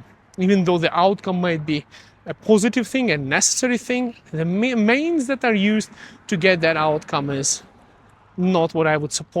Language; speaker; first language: English; early bilingual, other home language; Russian